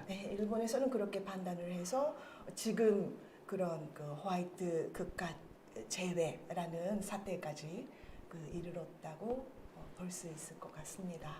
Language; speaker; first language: Korean; non-native, fluent; Japanese